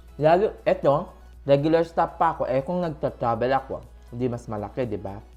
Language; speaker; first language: Filipino; native; Filipino